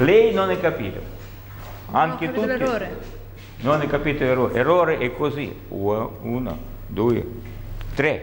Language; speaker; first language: Italian; non-native, learner; Russian